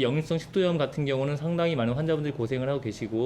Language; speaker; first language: Korean; native; Korean